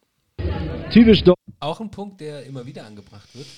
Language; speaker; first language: German; native; German